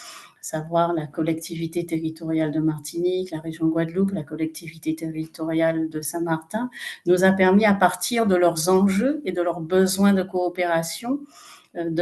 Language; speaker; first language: French; native; French